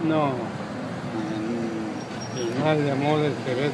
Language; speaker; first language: Spanish; native; Spanish